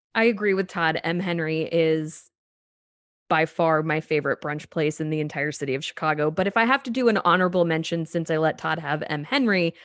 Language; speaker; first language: English; native; English